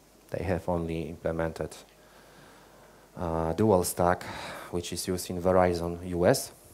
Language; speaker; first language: English; non-native, fluent; Polish